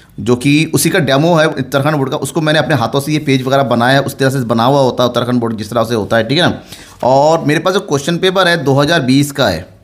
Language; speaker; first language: Hindi; native; Hindi